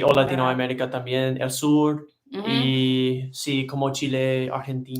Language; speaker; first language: Spanish; non-native, learner; English